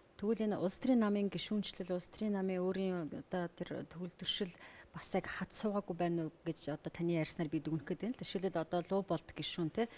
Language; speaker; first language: Mongolian; native; Mongolian